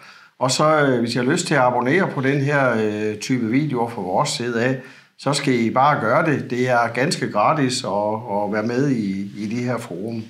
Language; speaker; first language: Danish; native; Danish